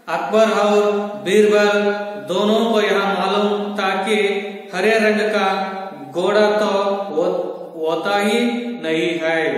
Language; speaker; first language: Hindi; non-native, local second language; Kannada